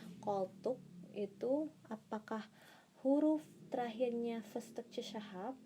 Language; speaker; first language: Indonesian; native; Indonesian